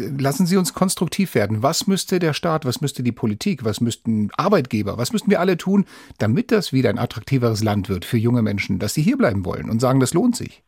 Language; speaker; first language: German; native; German